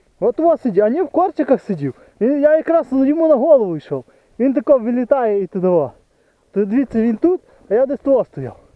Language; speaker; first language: Ukrainian; native; Ukrainian